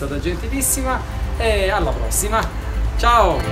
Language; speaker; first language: Italian; native; Italian